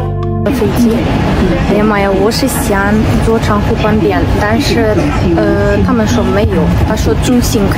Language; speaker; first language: Chinese; non-native, learner; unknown